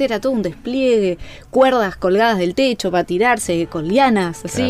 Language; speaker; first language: Spanish; native; Spanish